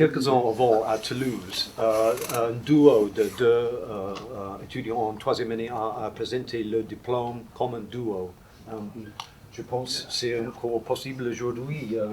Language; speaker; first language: French; non-native, fluent; English